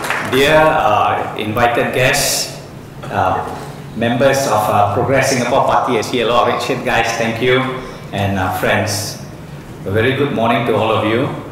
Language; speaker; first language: English; non-native, local second language; Tamil